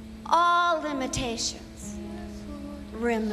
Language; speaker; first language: English; native; English